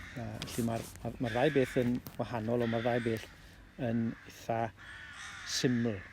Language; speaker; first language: Welsh; native; Welsh